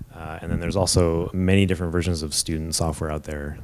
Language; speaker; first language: English; native; English